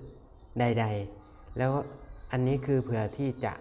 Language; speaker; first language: Thai; non-native, local second language; Northeastern Thai